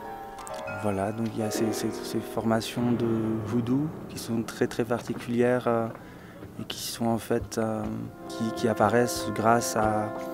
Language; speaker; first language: French; native; French